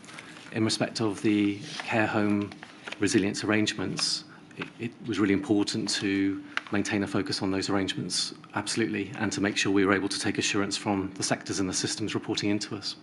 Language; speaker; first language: English; native; English